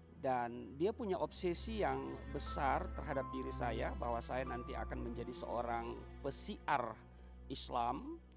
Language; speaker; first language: Indonesian; native; Indonesian